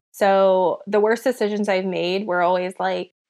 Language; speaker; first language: English; early bilingual, other home language; Chinese